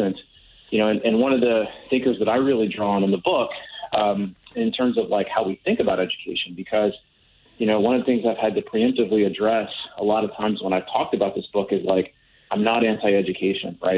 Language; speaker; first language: English; native; English